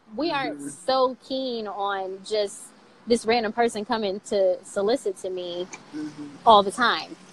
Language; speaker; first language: English; native; English